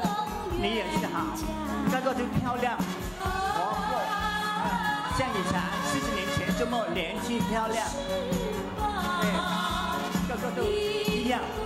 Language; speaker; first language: Chinese; early bilingual, heritage; Chinese